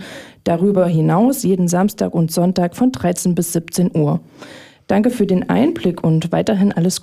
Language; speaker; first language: German; native; German